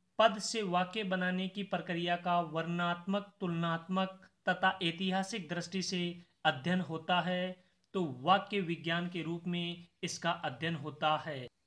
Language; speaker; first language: Hindi; native; Hindi